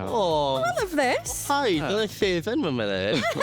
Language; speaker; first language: Welsh; native; Welsh